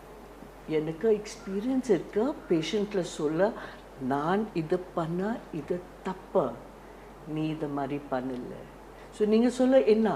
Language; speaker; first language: Tamil; non-native, learner; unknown